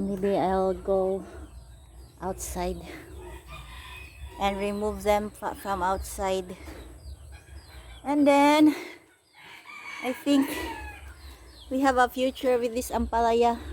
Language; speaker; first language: English; non-native, local second language; Filipino